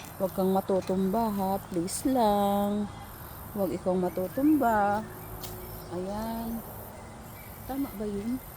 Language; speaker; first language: Filipino; non-native, local second language; Hiligaynon